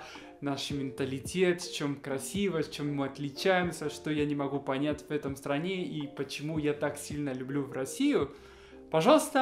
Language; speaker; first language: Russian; non-native, fluent; Spanish